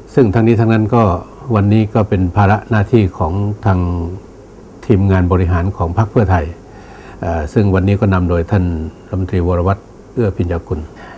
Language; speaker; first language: Thai; non-native, local second language; Northeastern Thai